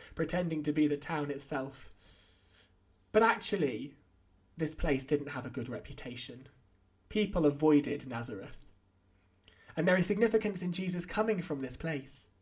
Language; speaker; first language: English; native; English